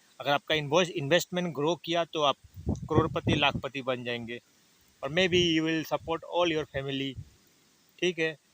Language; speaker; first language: Hindi; native; Hindi